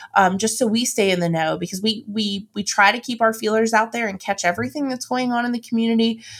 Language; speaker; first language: English; native; English